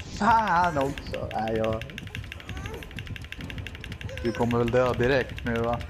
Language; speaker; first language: Swedish; native; Swedish